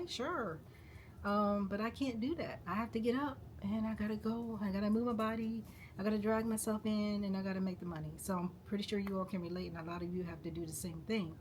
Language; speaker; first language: English; native; English